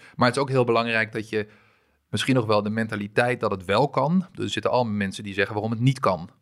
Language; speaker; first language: Dutch; early bilingual, other home language; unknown